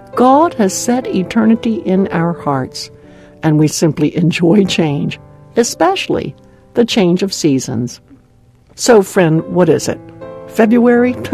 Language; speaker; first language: English; native; English